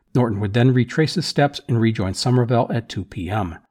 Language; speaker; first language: English; native; English